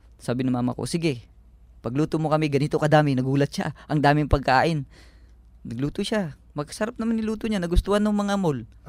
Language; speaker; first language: Filipino; native; Filipino